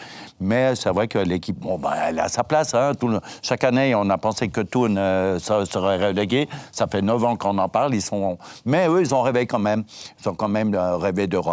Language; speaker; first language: French; native; French